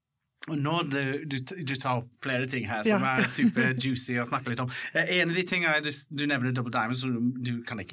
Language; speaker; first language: Norwegian; non-native, fluent; English